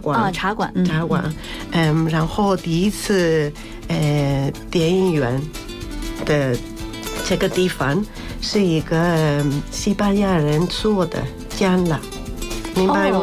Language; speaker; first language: Chinese; non-native, fluent; Spanish